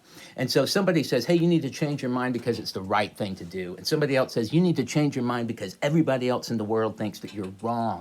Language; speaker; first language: English; native; English